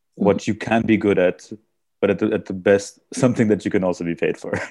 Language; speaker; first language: English; early bilingual, heritage; German